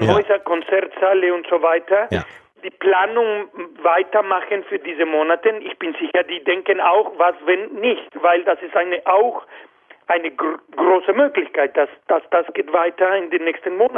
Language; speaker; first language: German; non-native, learner; Spanish